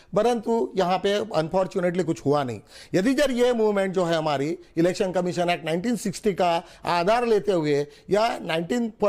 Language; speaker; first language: Hindi; non-native, local second language; Marathi